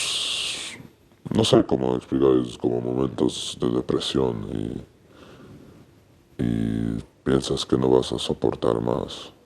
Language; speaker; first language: Spanish; non-native, learner; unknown